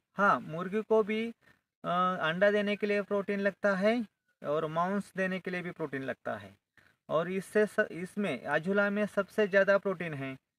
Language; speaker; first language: Hindi; non-native, local second language; Marathi